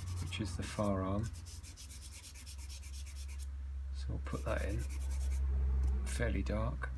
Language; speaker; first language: English; native; English